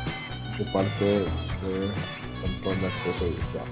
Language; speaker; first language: Spanish; native; Spanish